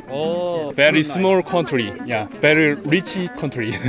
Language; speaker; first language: English; non-native, learner; Korean